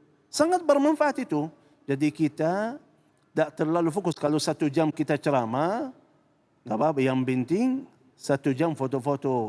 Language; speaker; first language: Indonesian; non-native, fluent; Arabic